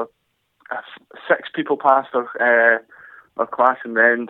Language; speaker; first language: English; native; English